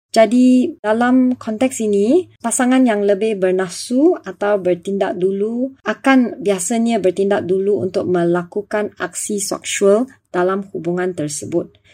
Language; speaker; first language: Malay; non-native, local second language; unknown